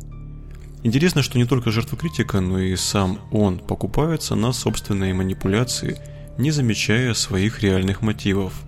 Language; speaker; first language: Russian; native; Russian